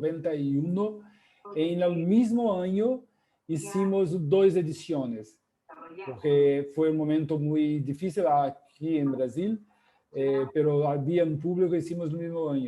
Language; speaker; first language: Spanish; non-native, fluent; Portuguese